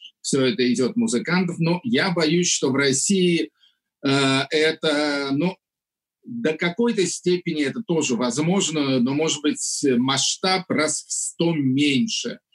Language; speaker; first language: Russian; native; Russian